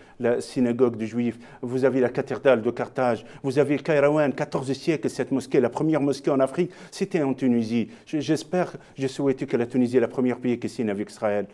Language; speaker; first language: French; non-native, local second language; Arabic